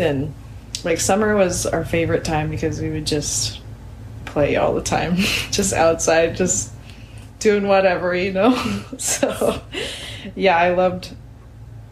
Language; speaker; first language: English; native; English